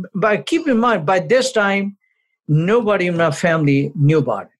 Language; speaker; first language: English; non-native, local second language; Punjabi